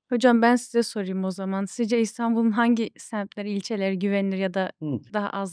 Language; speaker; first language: Turkish; native; Turkish